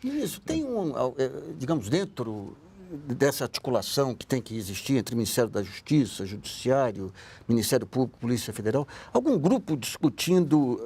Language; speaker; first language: Portuguese; native; Portuguese